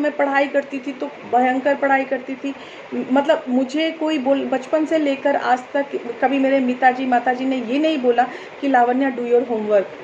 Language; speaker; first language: Hindi; native; Hindi